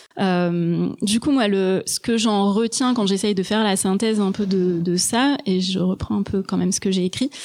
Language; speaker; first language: French; native; French